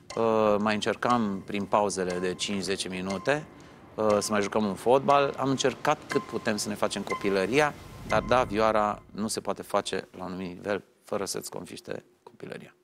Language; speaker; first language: Romanian; native; Romanian